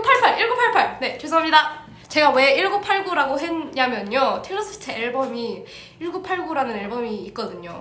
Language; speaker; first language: Korean; early bilingual, heritage; English